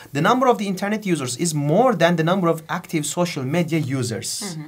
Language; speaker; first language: English; non-native, fluent; Turkish